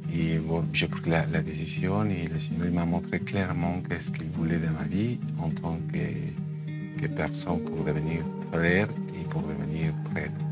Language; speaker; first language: French; non-native, fluent; Spanish